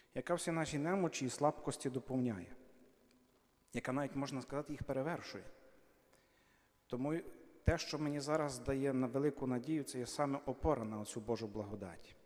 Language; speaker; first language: Ukrainian; native; Ukrainian